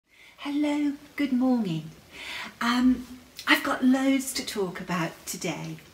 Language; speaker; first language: English; native; English